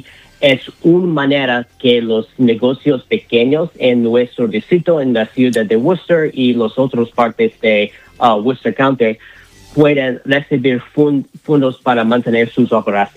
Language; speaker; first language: Spanish; non-native, learner; English